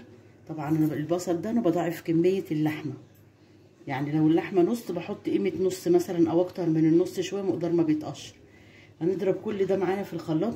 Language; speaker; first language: Arabic; native; Arabic